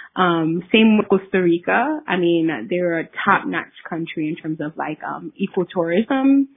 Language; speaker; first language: English; early bilingual, other home language; Haitian Creole